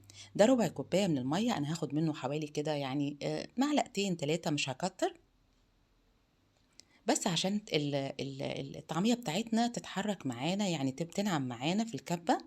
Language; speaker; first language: Arabic; native; Arabic